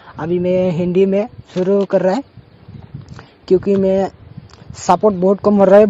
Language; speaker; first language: Hindi; non-native, local second language; Bodo